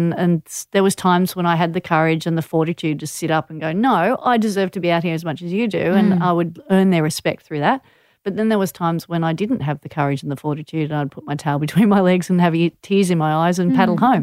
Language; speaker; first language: English; native; English